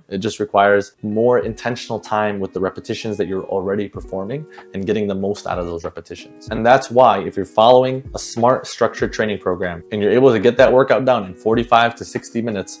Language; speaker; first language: English; native; English